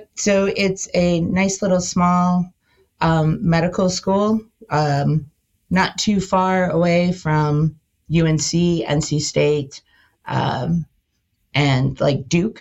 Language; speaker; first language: English; native; English